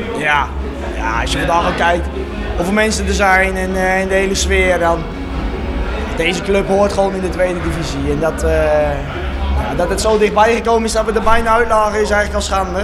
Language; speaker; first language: Dutch; native; Dutch